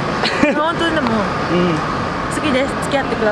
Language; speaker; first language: Japanese; native; Japanese